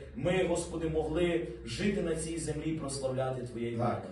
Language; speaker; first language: Ukrainian; native; Ukrainian